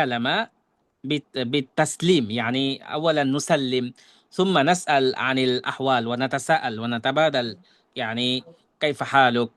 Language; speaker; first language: Arabic; non-native, fluent; Bangla